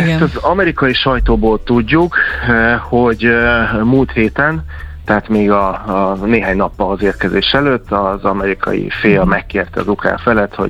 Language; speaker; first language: Hungarian; native; Hungarian